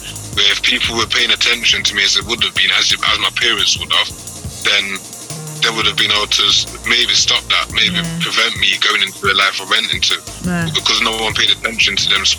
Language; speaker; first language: English; native; English